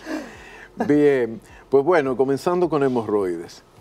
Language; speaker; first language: Spanish; native; Spanish